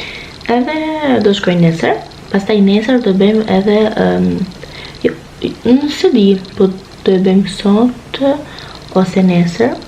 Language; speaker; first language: Albanian; early bilingual, heritage; Albanian